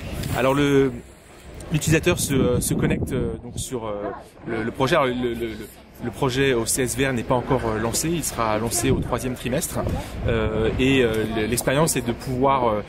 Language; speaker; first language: French; native; French